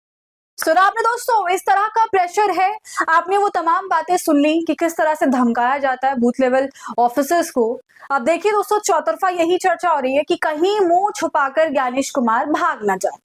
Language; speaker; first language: Hindi; native; Hindi